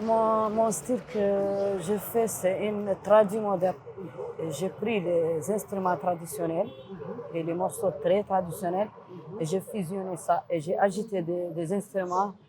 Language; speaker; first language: French; non-native, learner; Arabic